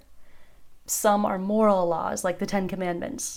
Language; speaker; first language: English; native; English